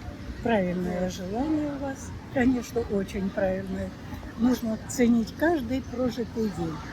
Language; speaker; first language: Russian; native; Russian